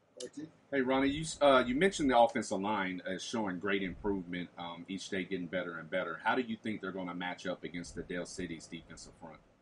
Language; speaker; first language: English; native; English